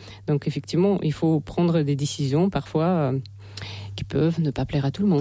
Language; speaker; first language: French; non-native, fluent; Russian